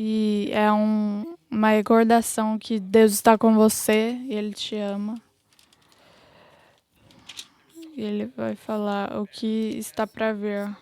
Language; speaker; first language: Portuguese; non-native, fluent; English